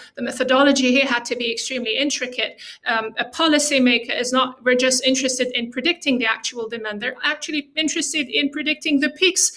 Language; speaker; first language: English; non-native, fluent; Arabic